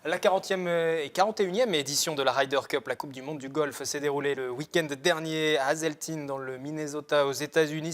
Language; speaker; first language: French; native; French